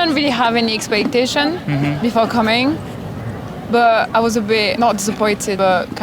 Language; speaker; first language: English; non-native, fluent; French